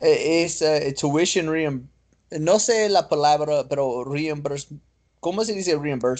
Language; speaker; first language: Spanish; non-native, learner; English